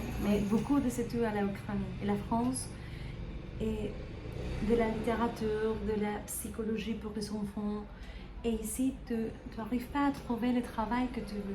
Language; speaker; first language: French; non-native, learner; Spanish